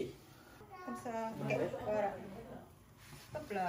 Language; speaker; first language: French; non-native, learner; Japanese